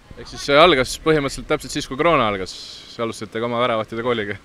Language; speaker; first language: Estonian; native; Estonian